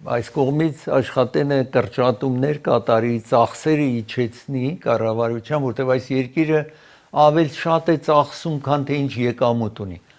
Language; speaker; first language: Armenian; native; Armenian